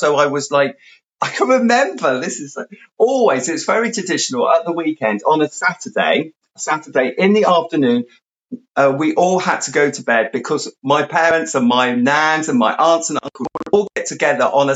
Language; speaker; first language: English; native; English